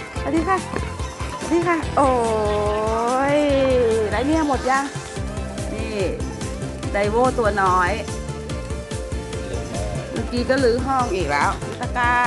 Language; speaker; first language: Thai; native; Thai